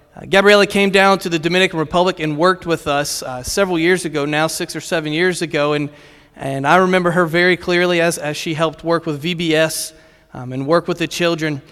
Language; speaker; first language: English; native; English